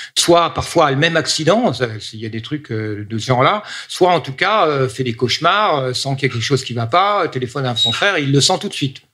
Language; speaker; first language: French; native; French